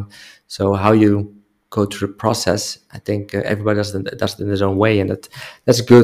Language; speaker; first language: English; non-native, fluent; Dutch